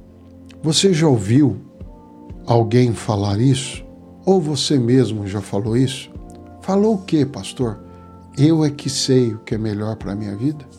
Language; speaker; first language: Portuguese; native; Portuguese